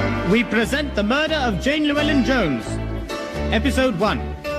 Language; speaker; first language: English; native; English